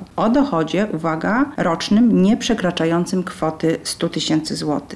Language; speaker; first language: Polish; native; Polish